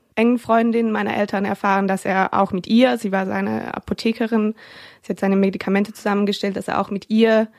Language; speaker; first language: German; native; German